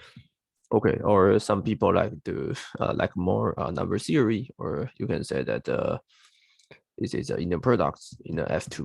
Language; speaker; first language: English; non-native, fluent; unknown